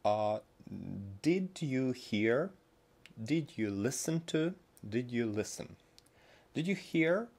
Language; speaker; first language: English; non-native, fluent; Russian